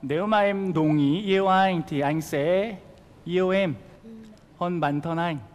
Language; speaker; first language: Vietnamese; non-native, fluent; Korean